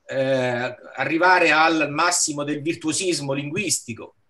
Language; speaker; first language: Italian; native; Italian